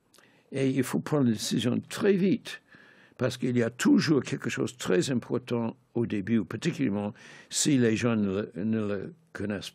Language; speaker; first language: French; non-native, fluent; English